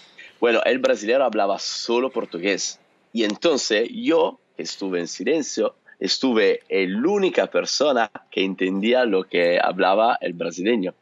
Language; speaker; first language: Spanish; non-native, fluent; Italian